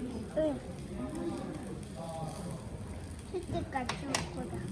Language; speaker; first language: Japanese; native; Japanese